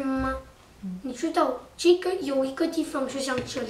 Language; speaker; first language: Chinese; early bilingual, heritage; Chinese